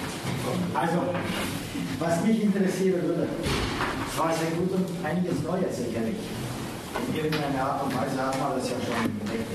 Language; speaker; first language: German; native; German